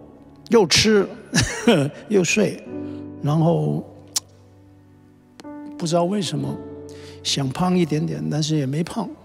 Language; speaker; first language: Chinese; non-native, local second language; Cantonese